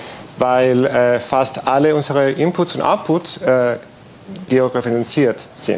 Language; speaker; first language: German; non-native, learner; Spanish